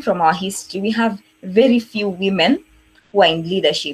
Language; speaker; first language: English; non-native, local second language; Swahili